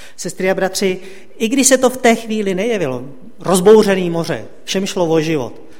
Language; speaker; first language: Czech; native; Czech